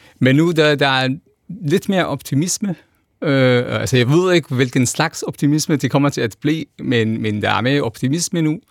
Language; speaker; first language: Danish; non-native, fluent; Kurdish